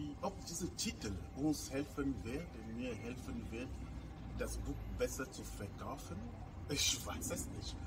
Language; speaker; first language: German; non-native, fluent; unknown